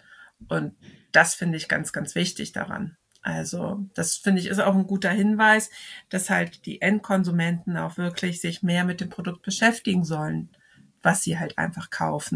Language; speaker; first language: German; native; German